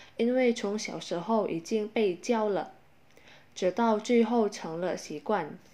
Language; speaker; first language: Chinese; non-native, fluent; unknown